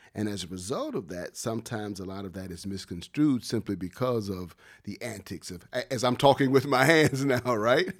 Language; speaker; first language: English; native; English